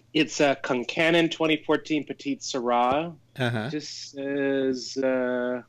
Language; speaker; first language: English; native; English